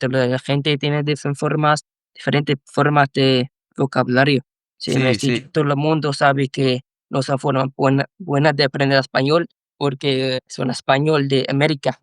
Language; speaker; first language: Spanish; non-native, learner; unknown